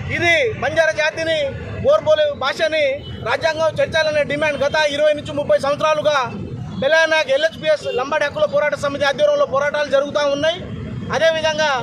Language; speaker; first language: Telugu; non-native, local second language; Lambadi